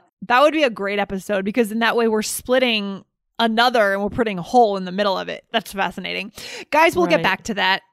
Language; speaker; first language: English; native; English